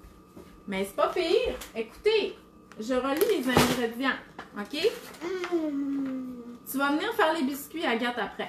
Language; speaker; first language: French; native; French